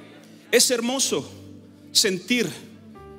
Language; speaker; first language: Spanish; native; Spanish